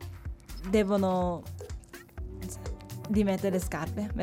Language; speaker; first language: Italian; non-native, learner; Japanese